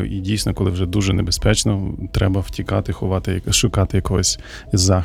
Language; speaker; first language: Ukrainian; native; Ukrainian